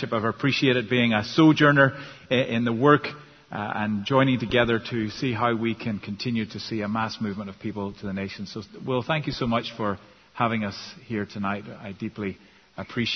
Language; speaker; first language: English; native; English